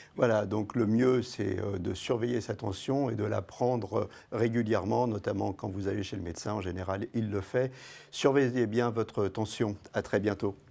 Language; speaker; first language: French; native; French